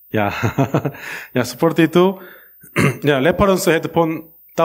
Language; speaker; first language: Indonesian; non-native, learner; Korean